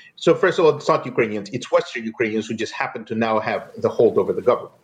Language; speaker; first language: English; non-native, fluent; Russian